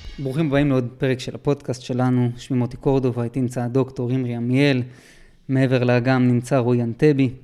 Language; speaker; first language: Hebrew; native; Hebrew